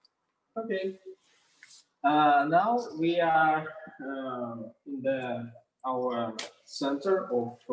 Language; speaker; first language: English; non-native, learner; Russian